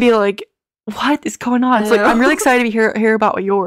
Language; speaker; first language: English; native; English